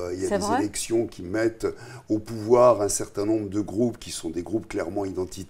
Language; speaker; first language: French; native; French